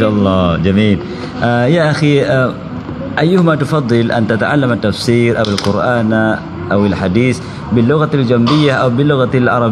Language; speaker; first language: Arabic; non-native, fluent; Indonesian